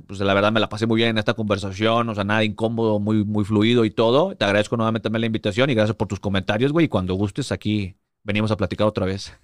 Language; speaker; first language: Spanish; native; Spanish